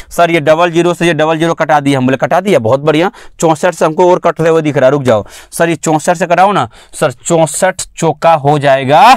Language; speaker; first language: Hindi; native; Hindi